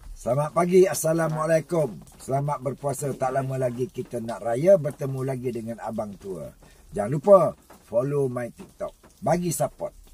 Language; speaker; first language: Malay; native; Malay